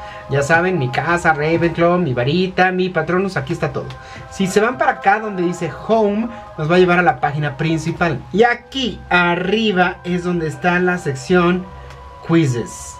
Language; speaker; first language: Spanish; native; Spanish